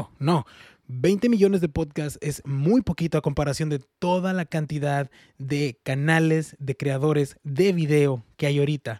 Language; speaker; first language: Spanish; early bilingual, heritage; Spanish